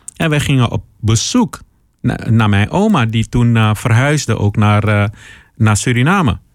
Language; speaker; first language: Dutch; early bilingual, other home language; Papiamento